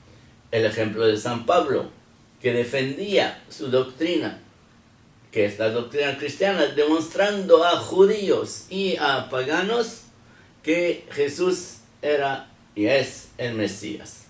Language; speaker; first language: Spanish; non-native, fluent; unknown